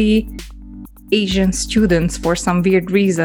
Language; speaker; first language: English; non-native, fluent; Hungarian